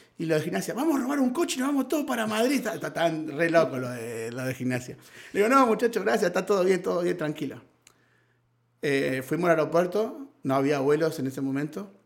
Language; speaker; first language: Spanish; native; Spanish